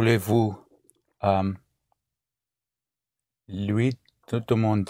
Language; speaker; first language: French; non-native, learner; English